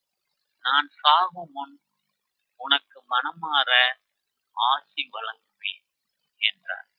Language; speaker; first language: Tamil; native; Tamil